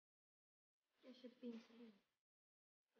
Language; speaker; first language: Chinese; non-native, learner; Lao